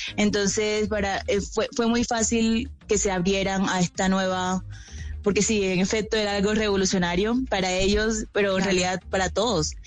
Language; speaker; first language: Spanish; native; Spanish